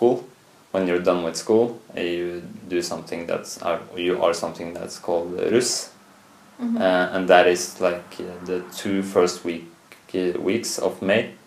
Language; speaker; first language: English; non-native, fluent; Norwegian